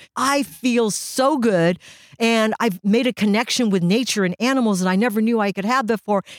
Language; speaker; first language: English; early bilingual, other home language; Japanese